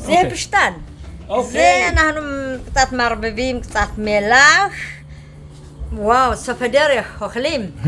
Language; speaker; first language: Hebrew; non-native, fluent; Amharic